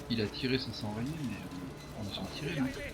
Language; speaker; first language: French; native; French